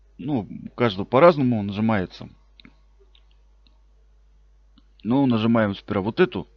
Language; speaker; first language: Russian; native; Russian